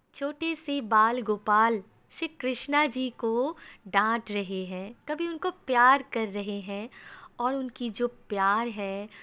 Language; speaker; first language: Hindi; non-native, local second language; Bangla